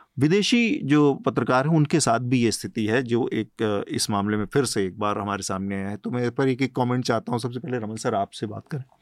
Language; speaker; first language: Hindi; native; Hindi